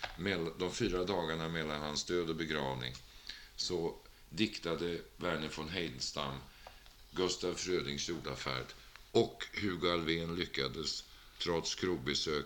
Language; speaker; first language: Swedish; native; Swedish